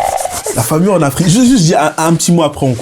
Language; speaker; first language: French; native; French